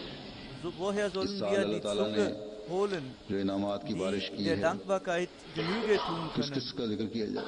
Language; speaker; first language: German; non-native, fluent; Urdu